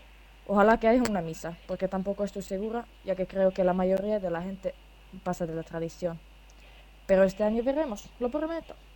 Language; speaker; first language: Spanish; non-native, fluent; Finnish